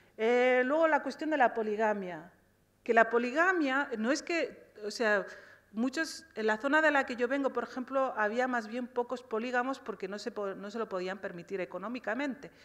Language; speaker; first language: Spanish; early bilingual, other home language; Riffian